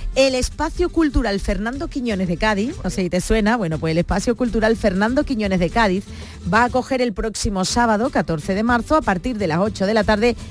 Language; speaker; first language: Spanish; native; Spanish